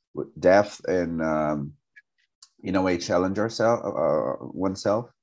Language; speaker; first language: English; non-native, fluent; Portuguese